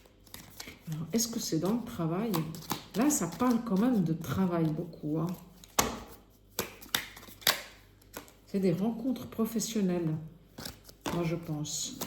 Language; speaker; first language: French; native; French